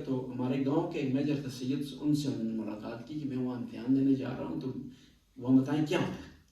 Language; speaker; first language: Urdu; non-native, local second language; Punjabi